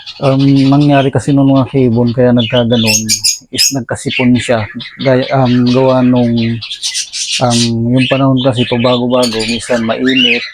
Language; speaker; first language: Filipino; non-native, local second language; Bikol